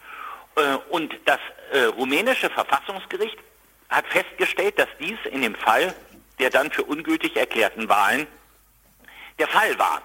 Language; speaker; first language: German; native; German